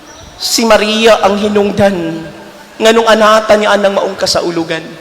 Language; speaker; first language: Cebuano; native; Cebuano